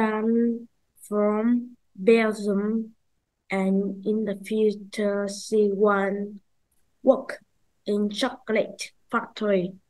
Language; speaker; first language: English; non-native, learner; Vietnamese